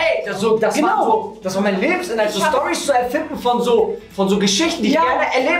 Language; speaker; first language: German; native; German